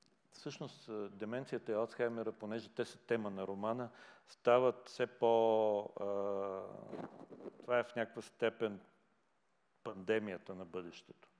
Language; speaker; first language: Bulgarian; native; Bulgarian